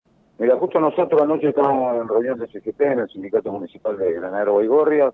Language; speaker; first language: Spanish; native; Spanish